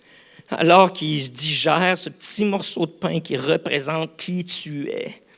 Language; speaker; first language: French; native; French